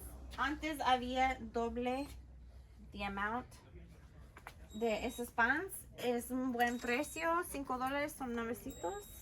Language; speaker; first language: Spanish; early bilingual, heritage; Spanish